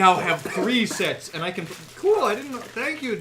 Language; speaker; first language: English; native; English